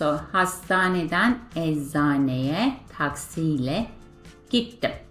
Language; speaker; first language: Turkish; non-native, fluent; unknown